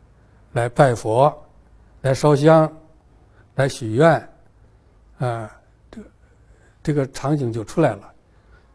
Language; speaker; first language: Chinese; native; Chinese